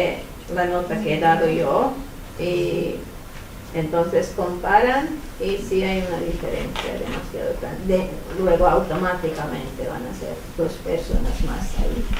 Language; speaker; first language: Spanish; non-native, fluent; Finnish